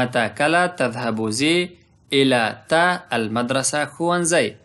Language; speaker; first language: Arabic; non-native, fluent; Pashto